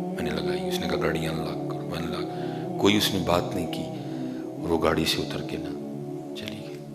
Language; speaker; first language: Urdu; non-native, local second language; Punjabi